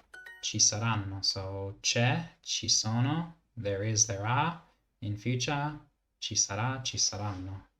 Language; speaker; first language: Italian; non-native, learner; English